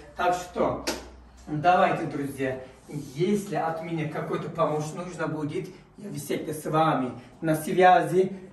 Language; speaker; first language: Russian; non-native, learner; Turkish